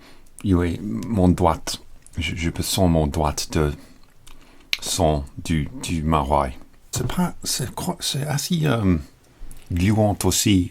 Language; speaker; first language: French; non-native, learner; English